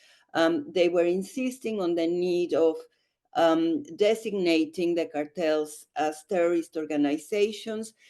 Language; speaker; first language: English; non-native, fluent; Spanish